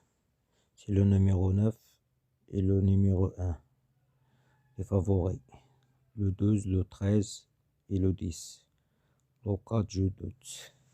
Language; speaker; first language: French; non-native, learner; Arabic